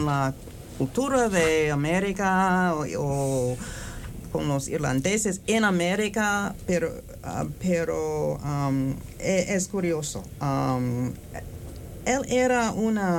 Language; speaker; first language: Spanish; non-native, fluent; English